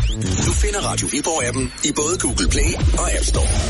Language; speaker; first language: Danish; native; Danish